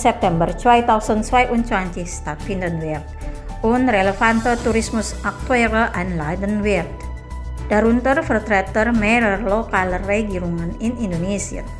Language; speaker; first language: German; non-native, fluent; Indonesian